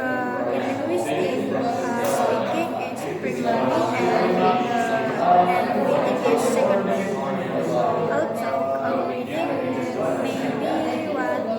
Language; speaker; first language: English; non-native, learner; Indonesian